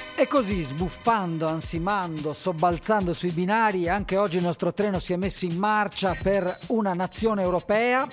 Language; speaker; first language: Italian; native; Italian